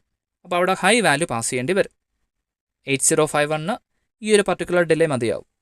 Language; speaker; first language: Malayalam; native; Malayalam